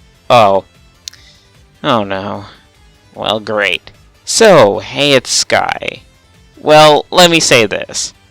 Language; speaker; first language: English; native; English